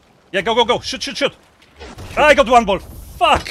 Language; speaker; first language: English; non-native, fluent; Polish